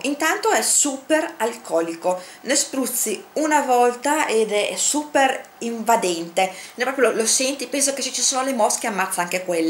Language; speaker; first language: Italian; native; Italian